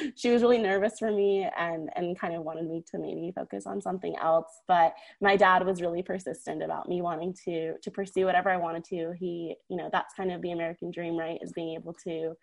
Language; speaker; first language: English; early bilingual, other home language; Persian